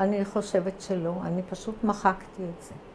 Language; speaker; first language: Hebrew; early bilingual, other home language; Croatian